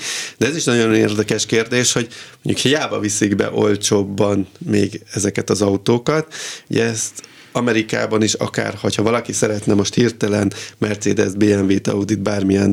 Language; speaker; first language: Hungarian; native; Hungarian